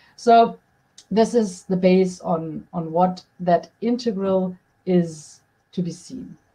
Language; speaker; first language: English; non-native, fluent; German